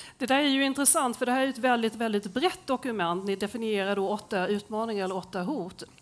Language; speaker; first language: Swedish; native; Swedish